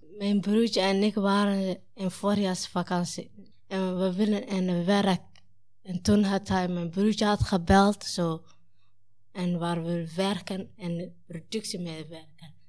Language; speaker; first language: Dutch; non-native, learner; Somali